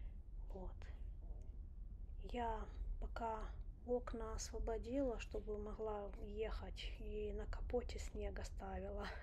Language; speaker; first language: Russian; non-native, local second language; Romanian